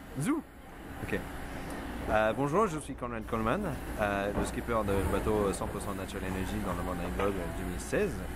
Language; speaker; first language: French; non-native, fluent; English